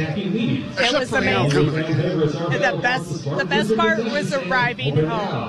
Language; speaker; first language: English; native; English